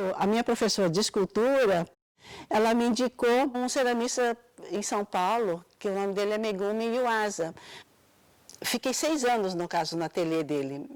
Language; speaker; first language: Portuguese; early bilingual, other home language; Cantonese